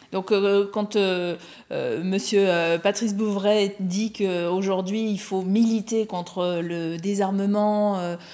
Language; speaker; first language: French; native; French